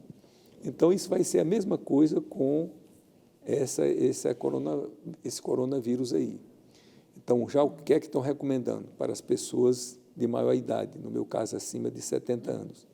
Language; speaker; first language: Portuguese; native; Portuguese